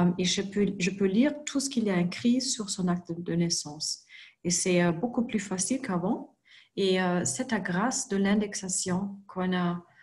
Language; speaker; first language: French; non-native, fluent; German